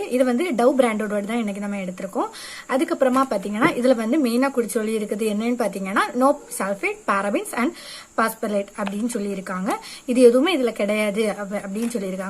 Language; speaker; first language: Tamil; native; Tamil